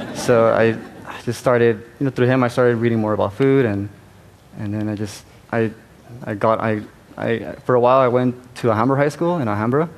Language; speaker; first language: English; native; English